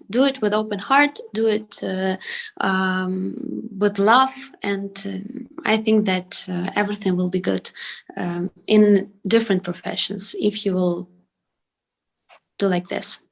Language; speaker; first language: English; non-native, learner; Ukrainian